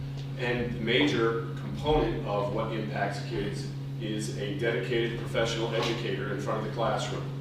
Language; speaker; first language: English; native; English